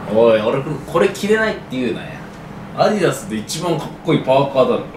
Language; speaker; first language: Japanese; native; Japanese